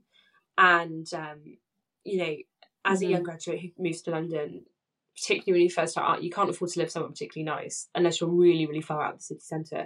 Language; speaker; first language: English; native; English